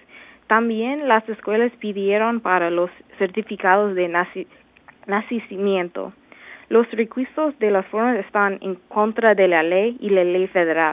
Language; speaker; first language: Spanish; non-native, learner; English